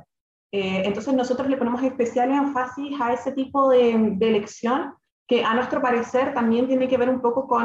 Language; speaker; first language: Spanish; native; Spanish